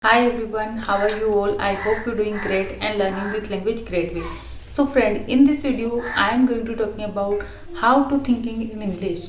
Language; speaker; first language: English; non-native, learner; Hindi